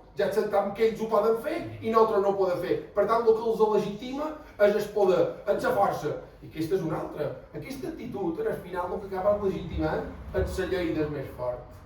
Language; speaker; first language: Catalan; native; Catalan